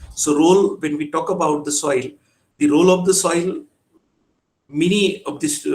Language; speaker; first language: English; non-native, local second language; Marathi